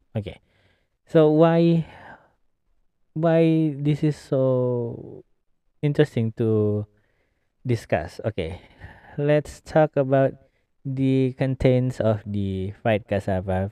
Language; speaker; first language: English; non-native, learner; Indonesian